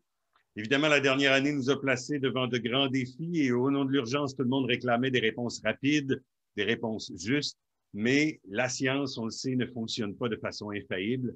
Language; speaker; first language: French; native; French